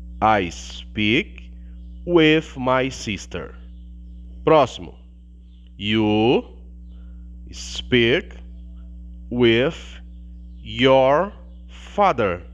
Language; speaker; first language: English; non-native, learner; Portuguese